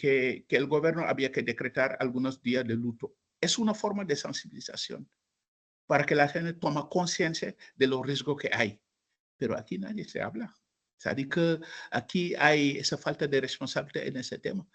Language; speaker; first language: Spanish; non-native, fluent; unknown